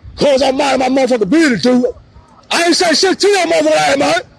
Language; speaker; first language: English; native; English